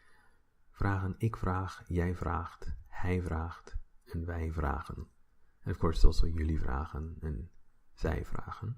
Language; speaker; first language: Dutch; non-native, fluent; English